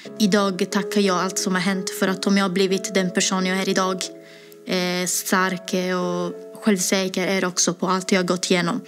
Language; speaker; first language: Swedish; non-native, fluent; Italian